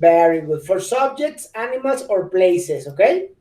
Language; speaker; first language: English; non-native, fluent; Spanish